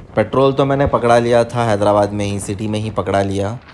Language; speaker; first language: Hindi; non-native, local second language; Urdu